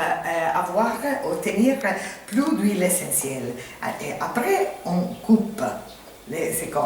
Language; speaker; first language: French; non-native, fluent; Italian